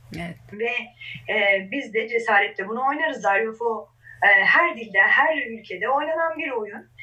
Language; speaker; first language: Turkish; non-native, local second language; Kurdish